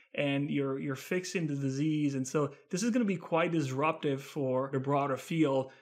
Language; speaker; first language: English; non-native, fluent; Italian